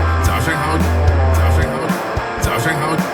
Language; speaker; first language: Chinese; non-native, learner; English